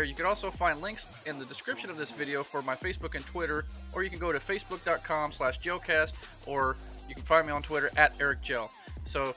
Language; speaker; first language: English; native; English